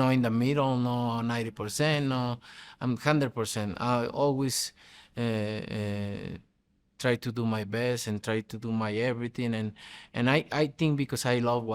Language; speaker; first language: English; non-native, fluent; Spanish